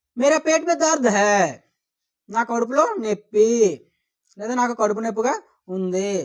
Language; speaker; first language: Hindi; non-native, local second language; Telugu